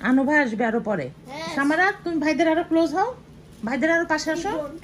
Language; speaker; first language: English; non-native, learner; Bangla